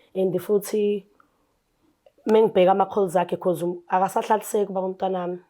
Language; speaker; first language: Zulu; native; Zulu